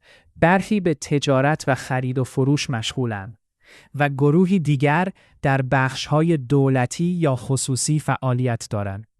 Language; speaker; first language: Persian; native; Persian